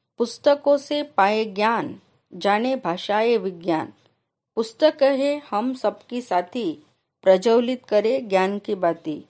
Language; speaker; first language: Hindi; non-native, local second language; Marathi